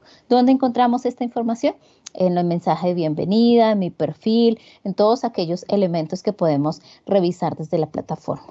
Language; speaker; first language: Spanish; native; Spanish